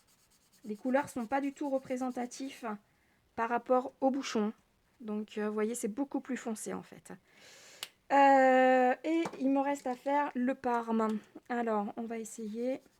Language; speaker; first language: French; native; French